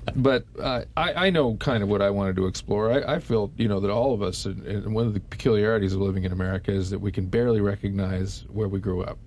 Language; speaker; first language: English; native; English